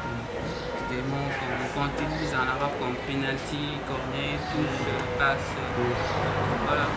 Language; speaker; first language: French; non-native, fluent; Arabic